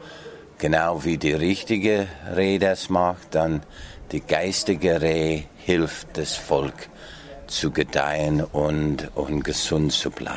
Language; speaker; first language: German; non-native, fluent; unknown